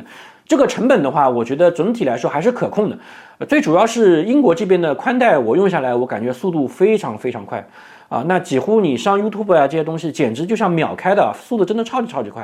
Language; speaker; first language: Chinese; native; Chinese